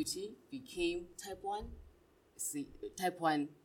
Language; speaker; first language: English; non-native, local second language; Xhosa